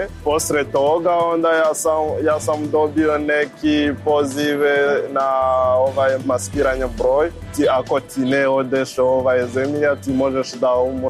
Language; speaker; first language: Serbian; non-native, learner; Rundi